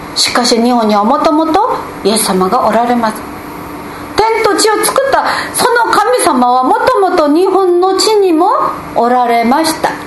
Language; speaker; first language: Japanese; non-native, fluent; Korean